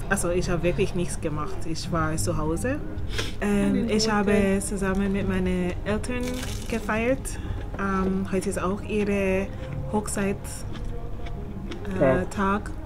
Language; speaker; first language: German; non-native, learner; English